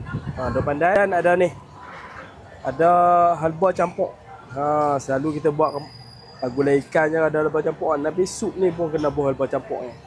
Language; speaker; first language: Malay; native; Malay